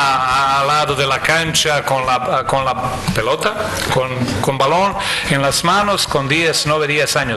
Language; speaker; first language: Spanish; non-native, fluent; Croatian